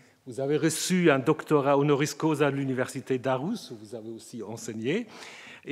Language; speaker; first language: French; native; French